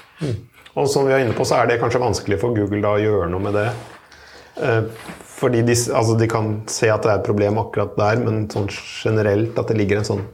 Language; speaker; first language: Norwegian; native; Norwegian